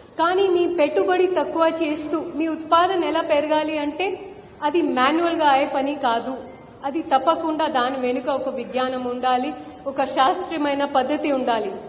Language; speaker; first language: Telugu; non-native, fluent; Hindi